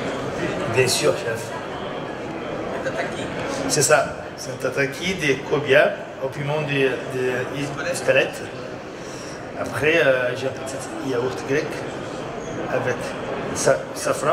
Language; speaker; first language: French; non-native, learner; Portuguese